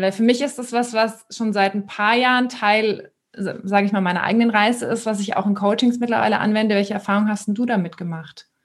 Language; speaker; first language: German; native; German